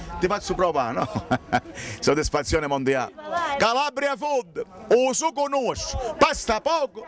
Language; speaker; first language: Italian; native; Italian